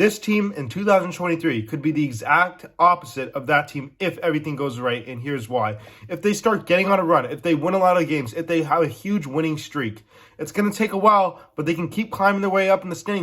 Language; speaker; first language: English; native; English